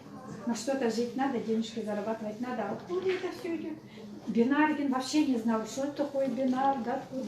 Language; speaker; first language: Russian; native; Russian